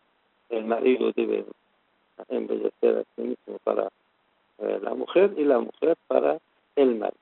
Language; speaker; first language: Spanish; non-native, learner; Persian